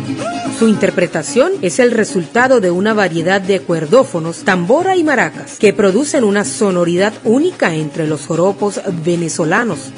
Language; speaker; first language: Spanish; native; Spanish